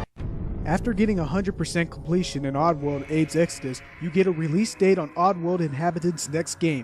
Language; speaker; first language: English; non-native, fluent; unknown